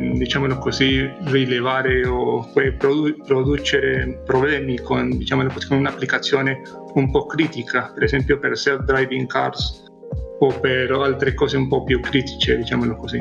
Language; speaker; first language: Italian; non-native, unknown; Spanish